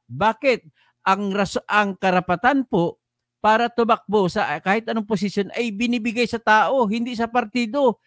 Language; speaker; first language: Filipino; non-native, local second language; Hiligaynon